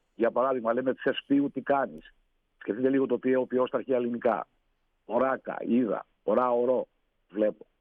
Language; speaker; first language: Greek; native; Greek